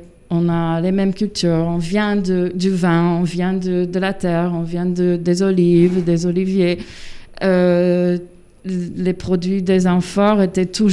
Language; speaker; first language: French; non-native, fluent; English